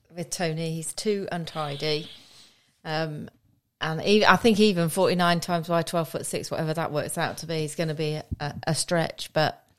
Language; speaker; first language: English; native; English